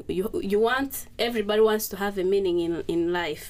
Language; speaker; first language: English; non-native, local second language; Kinyarwanda